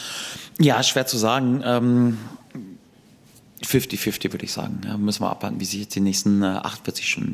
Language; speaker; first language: German; native; German